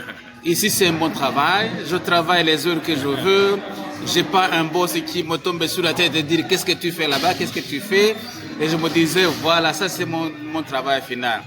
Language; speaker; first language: French; non-native, local second language; Kinyarwanda